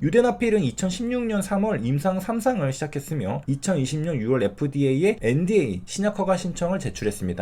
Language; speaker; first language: Korean; native; Korean